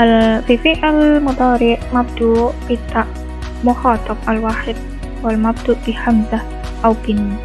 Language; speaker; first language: Arabic; non-native, learner; Indonesian